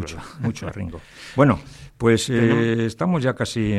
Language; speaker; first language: Spanish; native; Spanish